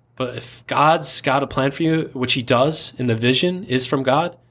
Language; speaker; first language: English; native; English